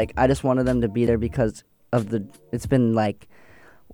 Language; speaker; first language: English; native; English